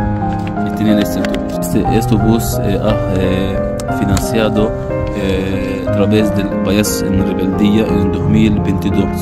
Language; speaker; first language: Spanish; non-native, fluent; Arabic